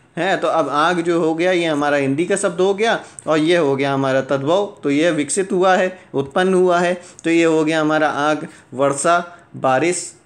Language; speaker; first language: Hindi; native; Hindi